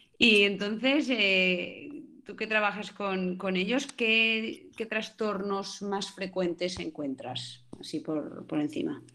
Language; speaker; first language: Spanish; non-native, local second language; Catalan